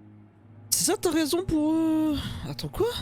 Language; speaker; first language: French; native; French